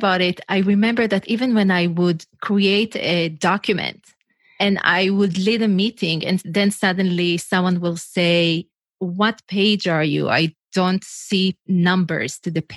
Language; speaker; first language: English; non-native, fluent; Hebrew